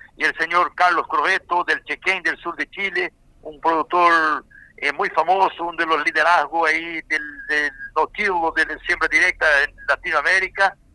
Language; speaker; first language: Spanish; non-native, fluent; Portuguese